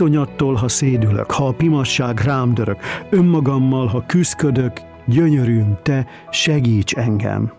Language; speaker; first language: Hungarian; native; Hungarian